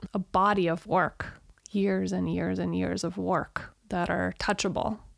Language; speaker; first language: English; early bilingual, other home language; Romanian